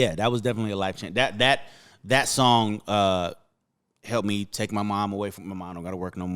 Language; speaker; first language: English; native; English